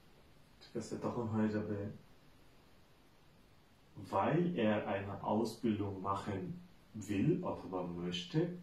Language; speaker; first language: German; non-native, fluent; Bangla